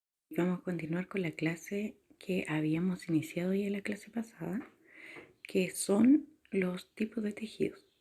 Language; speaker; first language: Spanish; native; Spanish